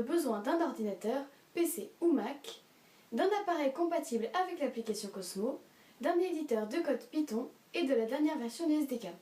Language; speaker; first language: French; native; French